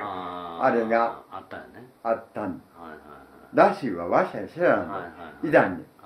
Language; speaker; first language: Japanese; native; Japanese